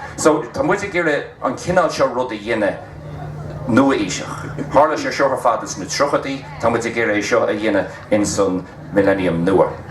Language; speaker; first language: Irish; native; Irish